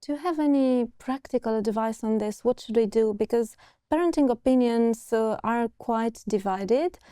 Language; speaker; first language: English; non-native, fluent; Romanian